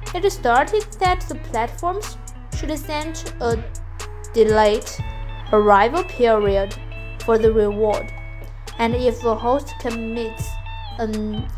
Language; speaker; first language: English; non-native, fluent; Chinese